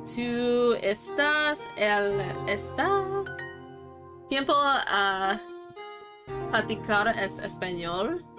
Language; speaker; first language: Spanish; non-native, learner; English